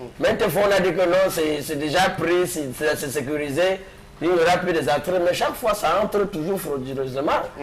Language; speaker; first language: French; native; French